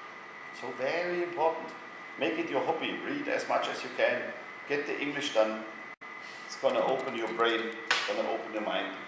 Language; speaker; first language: English; non-native, fluent; German